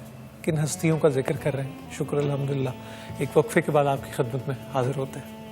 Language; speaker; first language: Urdu; native; Urdu